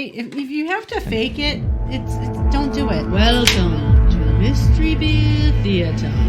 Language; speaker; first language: English; native; English